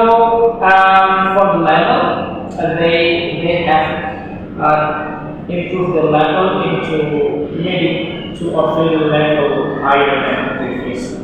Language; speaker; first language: English; non-native, fluent; Indonesian